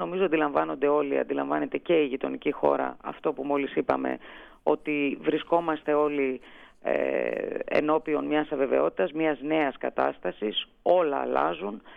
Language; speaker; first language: Greek; native; Greek